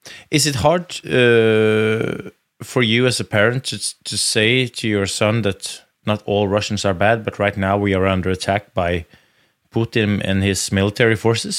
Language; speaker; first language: English; non-native, fluent; Norwegian